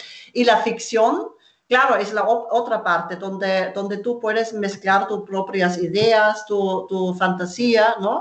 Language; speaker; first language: Spanish; non-native, fluent; German